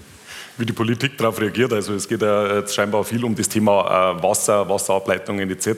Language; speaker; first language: German; native; German